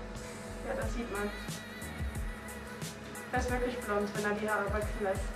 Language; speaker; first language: German; native; German